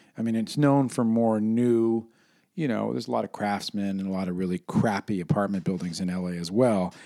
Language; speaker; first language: English; native; English